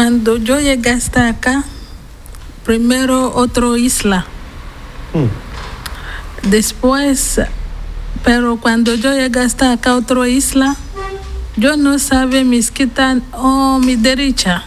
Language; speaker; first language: Spanish; non-native, learner; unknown